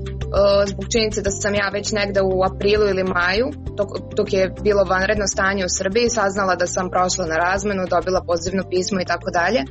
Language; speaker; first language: Serbian; native; Serbian